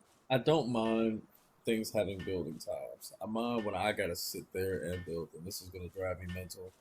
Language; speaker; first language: English; native; English